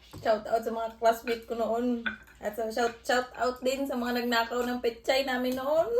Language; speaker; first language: Filipino; non-native, local second language; Cebuano